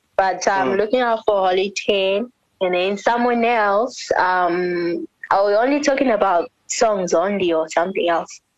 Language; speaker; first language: English; non-native, local second language; North Ndebele